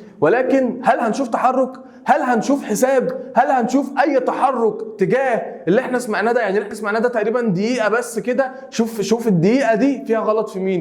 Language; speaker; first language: Arabic; native; Arabic